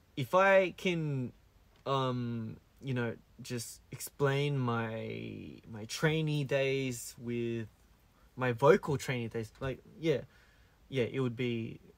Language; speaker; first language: English; early bilingual, other home language; Korean